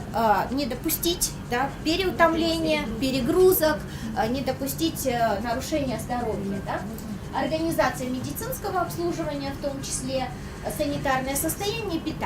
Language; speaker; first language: Russian; native; Russian